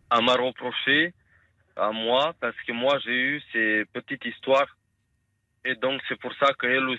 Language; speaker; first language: French; non-native, fluent; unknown